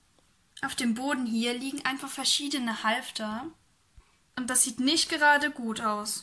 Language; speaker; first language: German; native; German